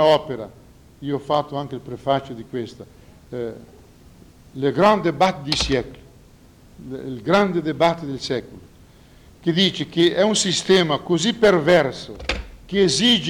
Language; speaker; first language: Italian; non-native, fluent; Portuguese